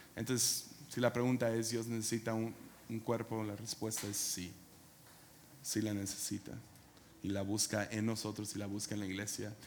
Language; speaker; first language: Spanish; non-native, fluent; English